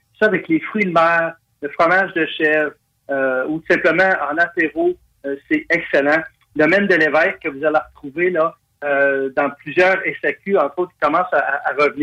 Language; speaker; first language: French; native; French